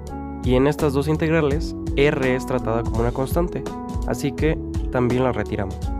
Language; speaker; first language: Spanish; native; Spanish